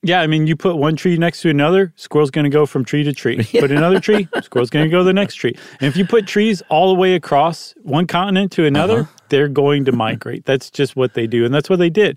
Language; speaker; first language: English; native; English